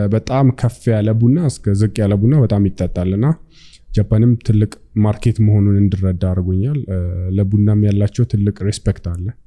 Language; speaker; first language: Amharic; native; Amharic